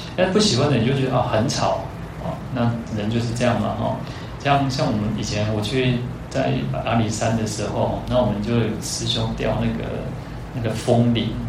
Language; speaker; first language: Chinese; non-native, local second language; Min Nan Chinese